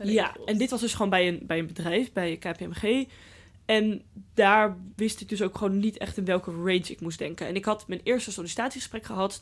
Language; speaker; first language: Dutch; native; Dutch